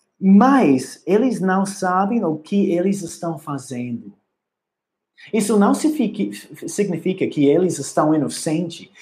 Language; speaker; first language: Portuguese; non-native, learner; English